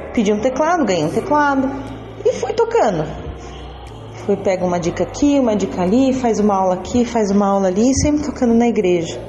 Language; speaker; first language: Portuguese; native; Portuguese